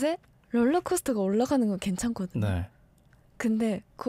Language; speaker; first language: Korean; non-native, fluent; Japanese